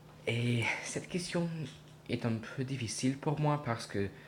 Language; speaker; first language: French; non-native, learner; English